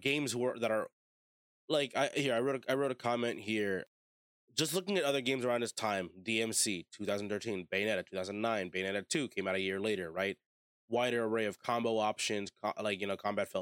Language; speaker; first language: English; native; English